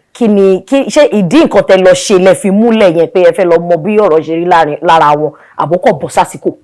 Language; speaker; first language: Yoruba; native; Yoruba